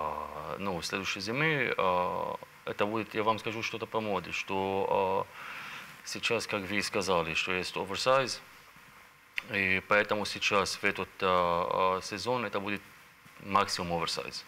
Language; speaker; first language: Russian; non-native, learner; Arabic